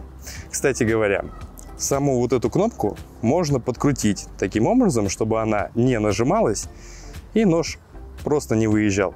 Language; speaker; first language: Russian; native; Russian